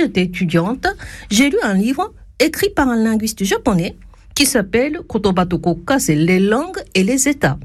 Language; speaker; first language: French; non-native, fluent; Japanese